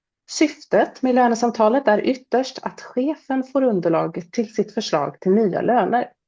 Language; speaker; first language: Swedish; native; Swedish